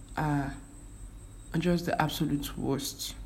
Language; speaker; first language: English; non-native, local second language; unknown